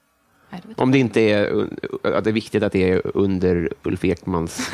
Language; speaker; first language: Swedish; native; Swedish